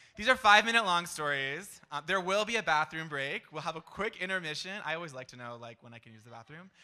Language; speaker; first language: English; native; English